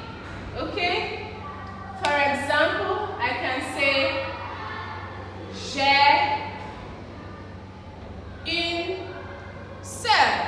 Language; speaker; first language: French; non-native, learner; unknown